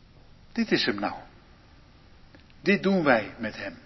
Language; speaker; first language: Dutch; native; Dutch